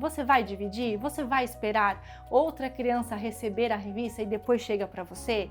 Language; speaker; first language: Portuguese; native; Portuguese